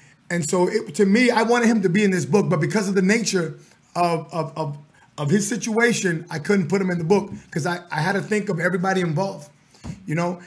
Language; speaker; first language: English; early bilingual, other home language; Spanish